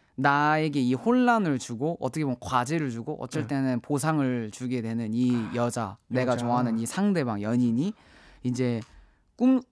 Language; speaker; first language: Korean; native; Korean